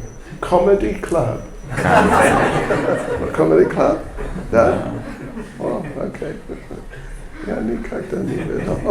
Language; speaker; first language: Russian; non-native, learner; English